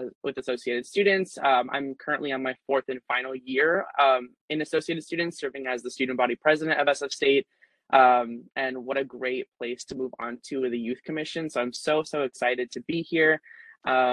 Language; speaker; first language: English; native; English